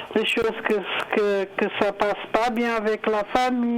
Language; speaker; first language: French; non-native, learner; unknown